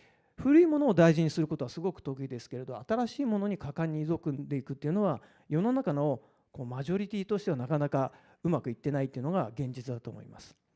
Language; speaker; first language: Japanese; native; Japanese